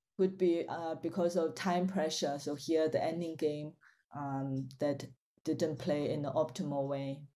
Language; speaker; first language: English; non-native, fluent; Chinese